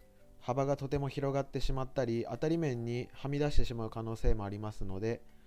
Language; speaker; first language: Japanese; native; Japanese